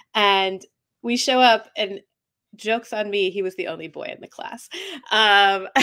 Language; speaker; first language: English; native; English